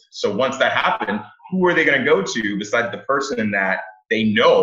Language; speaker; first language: English; native; English